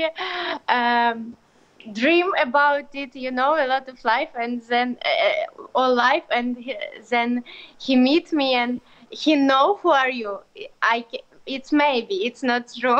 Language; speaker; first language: English; non-native, learner; Ukrainian